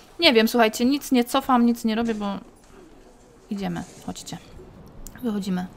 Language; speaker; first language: Polish; native; Polish